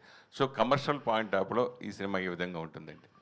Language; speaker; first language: Telugu; native; Telugu